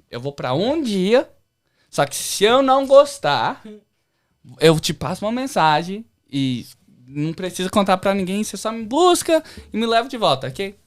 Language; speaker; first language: Portuguese; early bilingual, heritage; Portuguese